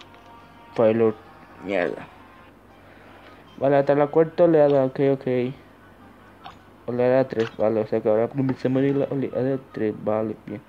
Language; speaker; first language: Spanish; native; Spanish